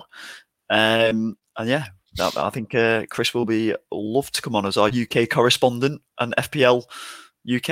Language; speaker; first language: English; native; English